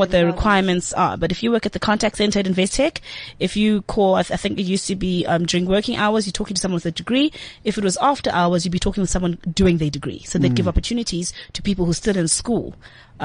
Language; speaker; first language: English; non-native, local second language; Zulu